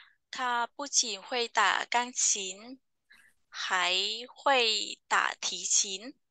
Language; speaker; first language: Chinese; non-native, fluent; Vietnamese